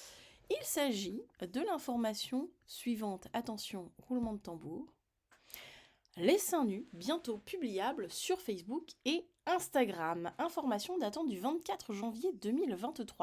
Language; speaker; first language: French; native; French